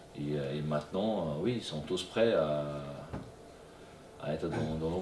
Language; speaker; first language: French; non-native, fluent; Portuguese